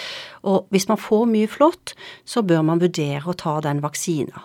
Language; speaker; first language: Norwegian; native; Norwegian